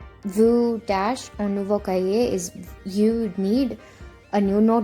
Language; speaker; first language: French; non-native, fluent; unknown